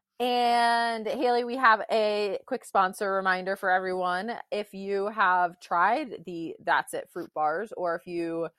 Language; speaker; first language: English; native; English